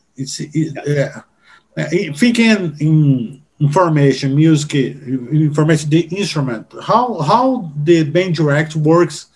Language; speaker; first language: English; non-native, learner; Portuguese